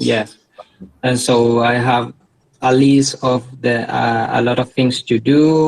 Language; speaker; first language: English; non-native, learner; Spanish